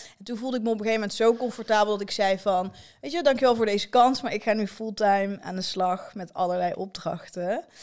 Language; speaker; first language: Dutch; native; Dutch